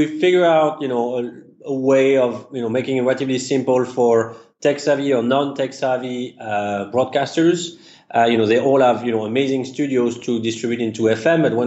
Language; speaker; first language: English; non-native, fluent; French